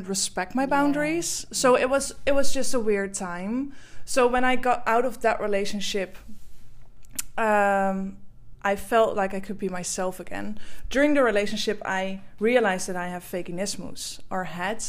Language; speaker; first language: English; non-native, fluent; Dutch